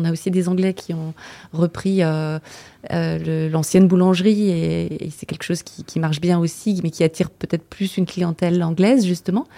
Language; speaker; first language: French; native; French